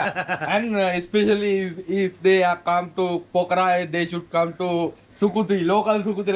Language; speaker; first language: English; non-native, learner; Sinhala